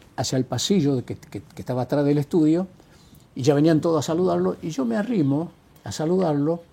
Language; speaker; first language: Spanish; native; Spanish